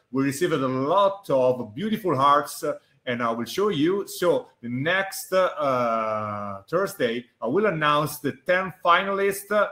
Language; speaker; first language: English; non-native, fluent; Italian